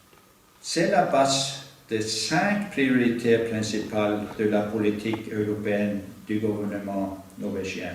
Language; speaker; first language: French; non-native, fluent; Norwegian